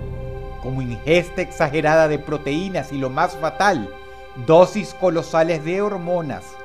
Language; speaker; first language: Spanish; native; Spanish